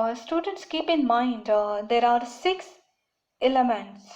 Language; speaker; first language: English; non-native, local second language; Marathi